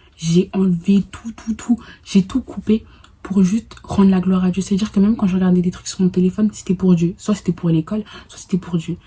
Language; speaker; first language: French; early bilingual, other home language; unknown